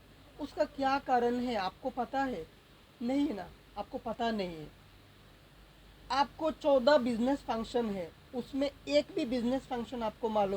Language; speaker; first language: Hindi; non-native, local second language; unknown